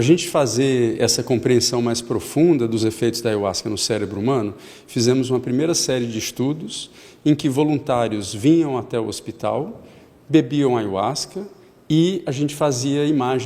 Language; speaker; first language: Portuguese; native; Portuguese